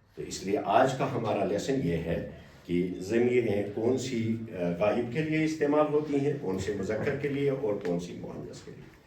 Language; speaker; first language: Urdu; non-native, local second language; Kashmiri